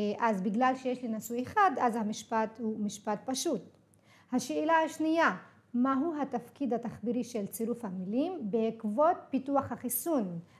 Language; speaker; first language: Hebrew; non-native, local second language; Arabic